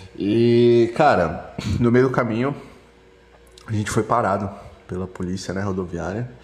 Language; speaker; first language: Portuguese; native; Portuguese